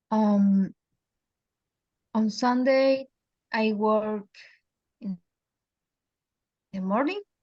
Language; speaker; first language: English; non-native, learner; Spanish